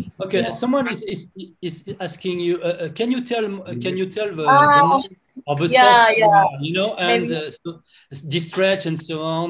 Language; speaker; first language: English; non-native, learner; French